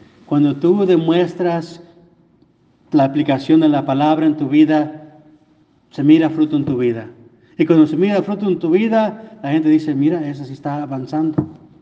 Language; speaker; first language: Spanish; non-native, fluent; English